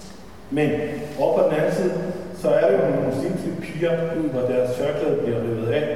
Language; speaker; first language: Danish; non-native, fluent; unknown